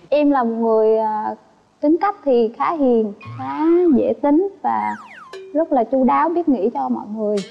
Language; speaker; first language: Vietnamese; native; Vietnamese